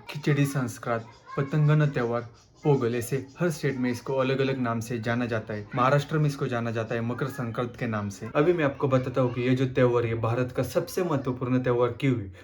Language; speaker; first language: Hindi; non-native, local second language; Marathi